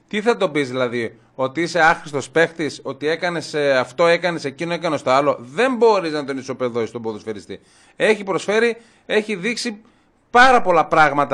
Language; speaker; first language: Greek; native; Greek